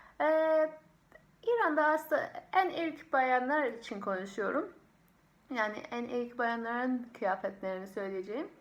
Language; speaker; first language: Turkish; non-native, fluent; Persian